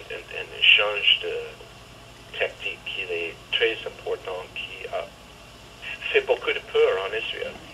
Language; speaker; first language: French; non-native, learner; English